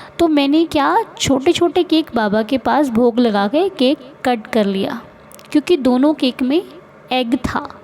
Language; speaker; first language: Hindi; native; Hindi